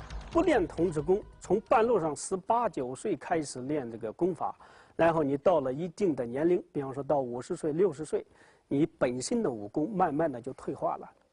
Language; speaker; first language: Chinese; native; Chinese